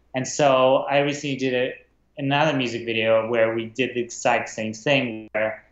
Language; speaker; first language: English; non-native, fluent; Russian